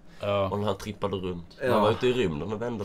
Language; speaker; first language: Swedish; native; Swedish